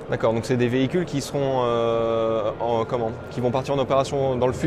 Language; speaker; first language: French; native; French